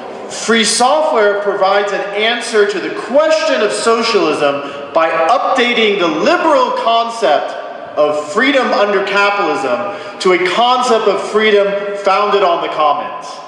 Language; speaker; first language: English; native; English